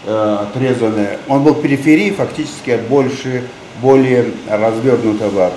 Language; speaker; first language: Russian; non-native, local second language; Tajik